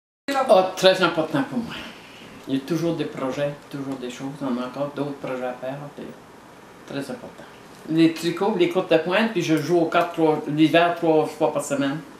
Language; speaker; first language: French; native; French